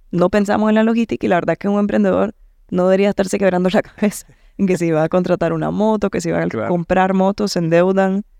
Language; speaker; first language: Spanish; native; Spanish